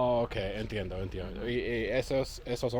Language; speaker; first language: Spanish; non-native, learner; English